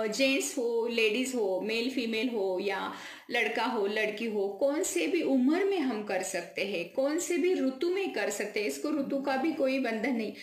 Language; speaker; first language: Hindi; non-native, local second language; Marathi